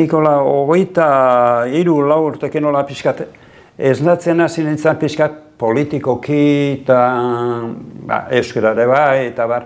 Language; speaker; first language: Basque; native; Basque